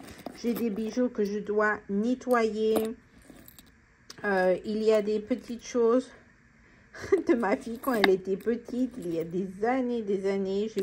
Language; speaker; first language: French; non-native, fluent; Spanish